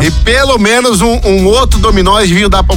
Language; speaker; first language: Portuguese; native; Portuguese